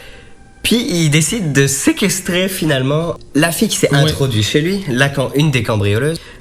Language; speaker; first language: French; native; French